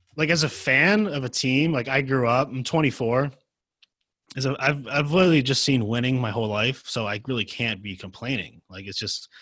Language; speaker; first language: English; native; English